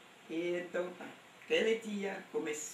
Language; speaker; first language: Portuguese; non-native, local second language; German